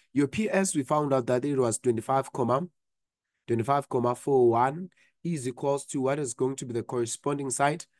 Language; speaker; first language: English; non-native, local second language; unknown